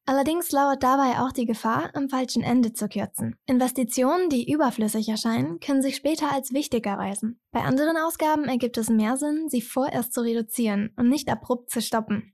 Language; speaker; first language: German; native; German